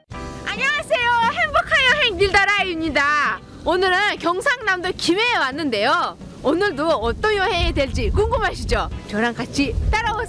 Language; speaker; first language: Korean; non-native, fluent; Uzbek